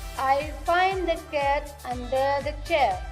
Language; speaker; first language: English; non-native, fluent; Indonesian